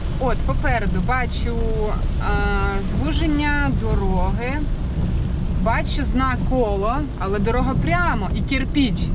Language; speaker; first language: Ukrainian; non-native, local second language; Russian